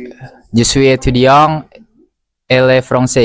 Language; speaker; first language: French; non-native, learner; Indonesian